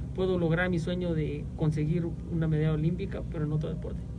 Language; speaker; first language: Spanish; native; Spanish